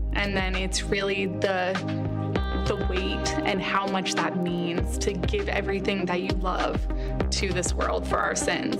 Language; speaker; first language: English; native; English